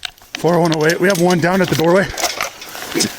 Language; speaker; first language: English; native; English